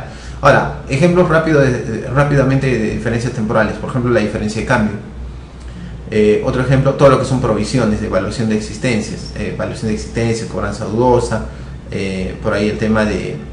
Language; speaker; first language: Spanish; native; Spanish